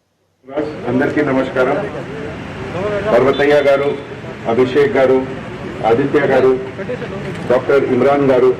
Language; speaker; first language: Telugu; non-native, local second language; Hindi